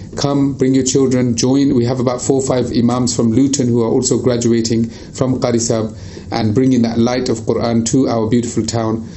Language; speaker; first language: English; early bilingual, other home language; Urdu